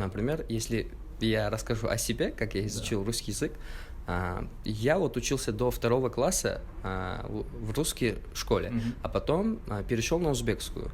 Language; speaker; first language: Russian; non-native, local second language; Uzbek